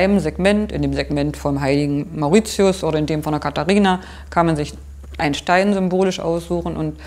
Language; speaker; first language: German; native; German